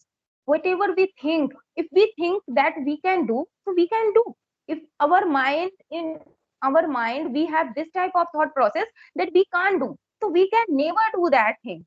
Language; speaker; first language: English; non-native, local second language; Hindi